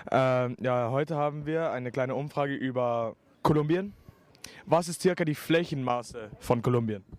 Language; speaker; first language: German; non-native, local second language; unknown